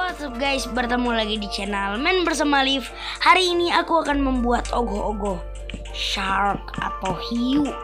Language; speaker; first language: Indonesian; native; Indonesian